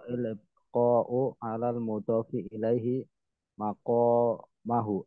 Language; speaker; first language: Arabic; non-native, learner; Indonesian